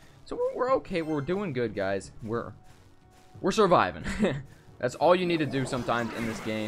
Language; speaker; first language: English; native; English